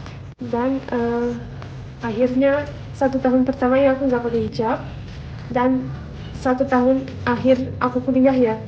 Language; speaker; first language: Indonesian; non-native, fluent; Russian